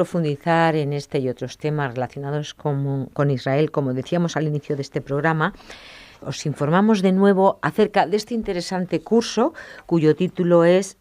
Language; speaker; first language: Spanish; native; Spanish